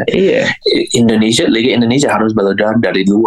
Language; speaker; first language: Indonesian; non-native, learner; English